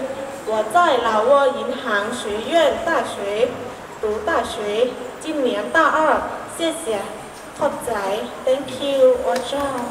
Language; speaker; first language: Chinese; non-native, learner; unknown